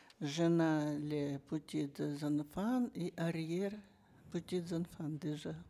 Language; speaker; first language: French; non-native, learner; Russian